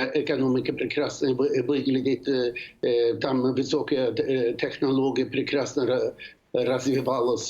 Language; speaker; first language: Russian; non-native, fluent; Swedish